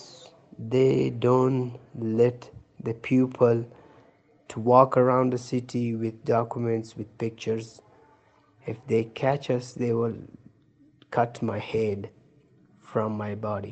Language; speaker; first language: English; non-native, learner; Persian